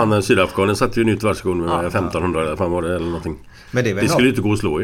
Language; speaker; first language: Swedish; native; Swedish